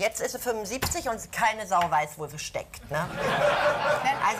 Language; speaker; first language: German; native; German